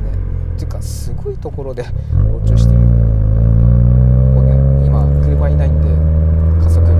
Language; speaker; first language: Japanese; native; Japanese